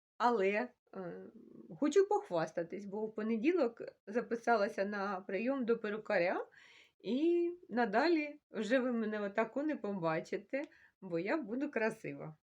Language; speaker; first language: Ukrainian; non-native, local second language; Russian